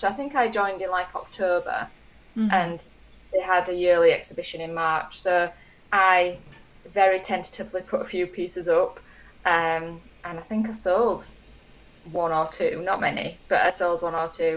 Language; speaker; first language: English; native; English